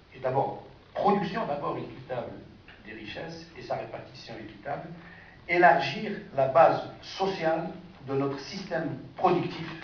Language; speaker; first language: French; non-native, local second language; Arabic